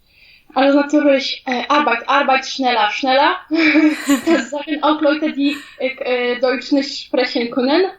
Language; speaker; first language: German; non-native, fluent; Polish